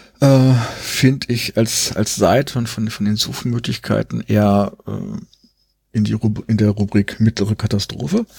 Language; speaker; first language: German; native; German